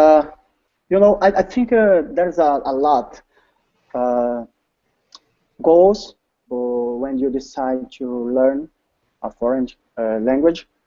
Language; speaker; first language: English; non-native, learner; Portuguese